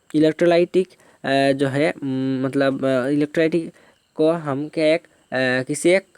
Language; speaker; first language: Hindi; non-native, local second language; Bangla